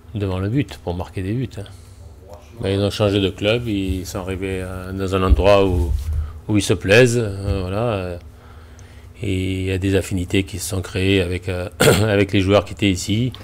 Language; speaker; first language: French; native; French